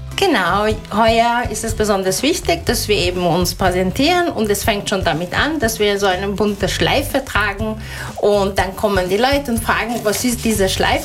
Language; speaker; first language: German; native; German